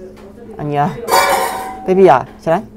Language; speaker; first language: Korean; non-native, fluent; Chinese